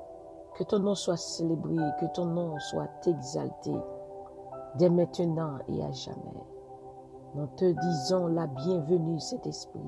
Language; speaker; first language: French; non-native, local second language; Haitian Creole